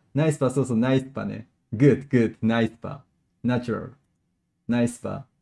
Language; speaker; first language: Japanese; native; Japanese